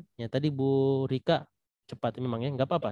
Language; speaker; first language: Indonesian; native; Indonesian